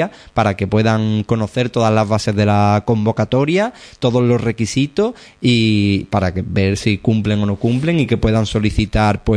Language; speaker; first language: Spanish; native; Spanish